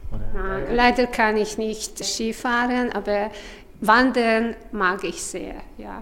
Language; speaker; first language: German; non-native, learner; Hungarian